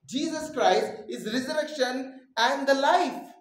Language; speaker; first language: English; non-native, local second language; Marathi